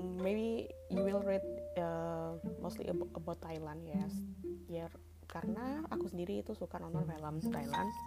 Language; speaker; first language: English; non-native, learner; Indonesian